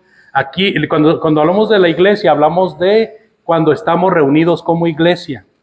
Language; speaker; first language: Spanish; native; Spanish